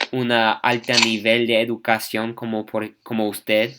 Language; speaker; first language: Spanish; non-native, fluent; English